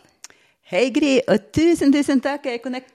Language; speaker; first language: Norwegian; non-native, fluent; Latvian